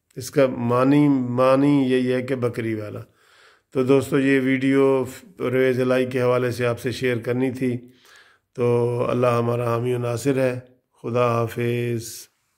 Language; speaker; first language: Urdu; native; Urdu